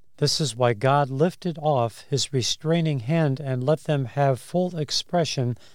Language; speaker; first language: English; native; English